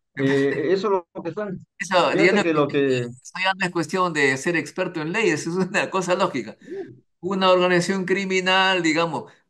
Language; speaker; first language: Spanish; native; Spanish